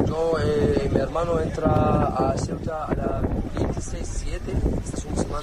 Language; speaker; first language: Spanish; non-native, learner; Arabic